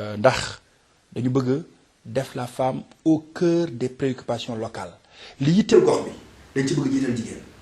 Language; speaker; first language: Wolof; non-native, local second language; Fula